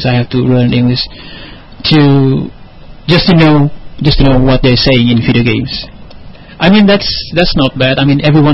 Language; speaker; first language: English; non-native, learner; Indonesian